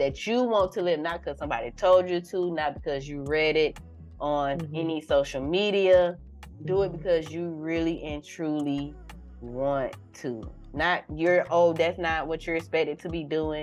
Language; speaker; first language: English; native; English